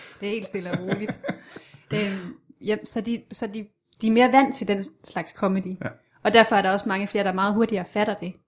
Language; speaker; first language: Danish; native; Danish